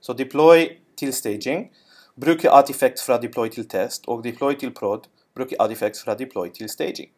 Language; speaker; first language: Norwegian; non-native, learner; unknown